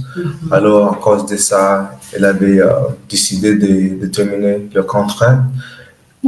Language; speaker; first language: French; non-native, learner; English